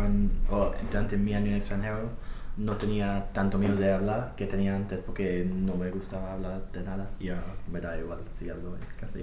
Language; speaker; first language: Spanish; non-native, fluent; English